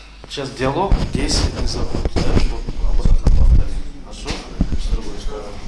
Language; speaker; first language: Russian; non-native, local second language; Kazakh